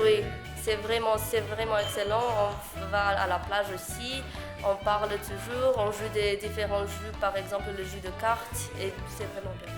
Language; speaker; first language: French; non-native, learner; Macedonian